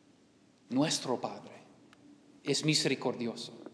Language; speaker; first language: Spanish; non-native, learner; English